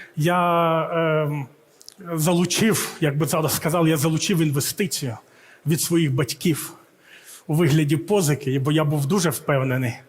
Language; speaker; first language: Ukrainian; early bilingual, heritage; Ukrainian